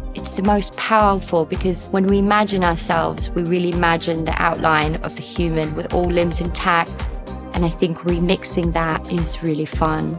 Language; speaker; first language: English; early bilingual, other home language; Latvian